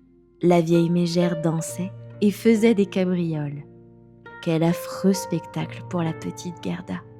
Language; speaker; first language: French; native; French